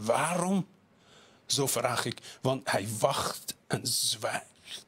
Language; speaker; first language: Dutch; non-native, fluent; Persian